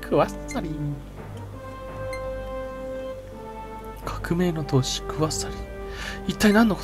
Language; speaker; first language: Japanese; native; Japanese